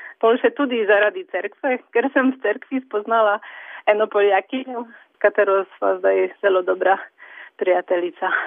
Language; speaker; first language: Slovenian; non-native, fluent; Polish